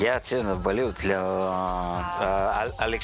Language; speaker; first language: Russian; non-native, learner; Greek